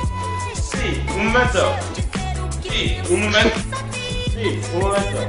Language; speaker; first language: Spanish; non-native, learner; English